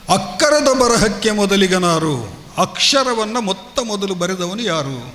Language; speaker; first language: Kannada; non-native, local second language; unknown